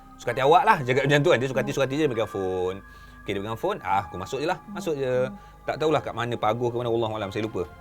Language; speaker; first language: Malay; native; Malay